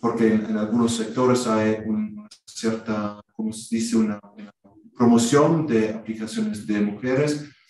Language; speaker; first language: Spanish; non-native, fluent; German